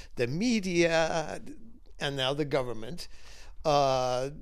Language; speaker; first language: English; early bilingual, other home language; Spanish